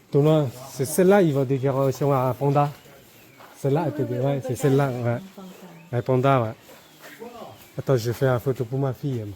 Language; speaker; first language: French; early bilingual, heritage; Vietnamese